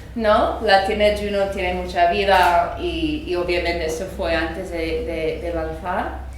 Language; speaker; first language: Spanish; early bilingual, other home language; English